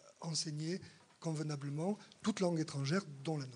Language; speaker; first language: French; native; French